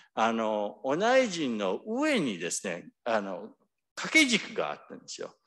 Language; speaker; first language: Japanese; early bilingual, other home language; English